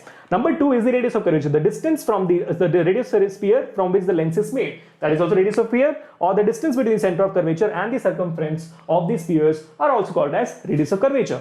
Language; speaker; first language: English; non-native, local second language; Hindi